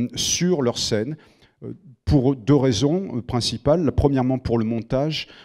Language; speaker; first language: French; native; French